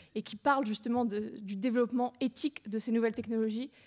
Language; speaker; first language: French; native; French